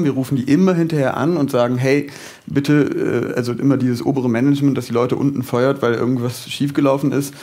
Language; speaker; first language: German; native; German